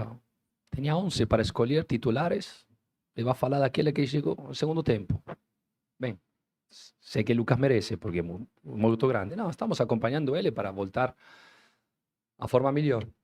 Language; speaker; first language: Portuguese; non-native, fluent; Spanish